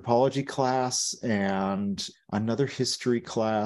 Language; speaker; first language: English; native; English